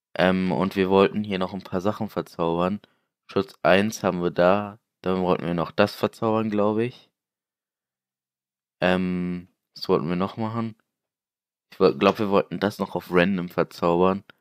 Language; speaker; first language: German; native; German